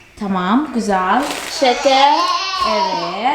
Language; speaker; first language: Turkish; non-native, fluent; Portuguese